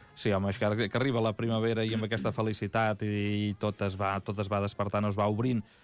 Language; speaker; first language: Catalan; native; Catalan